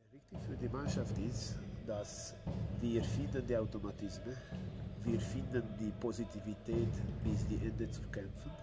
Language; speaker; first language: German; non-native, learner; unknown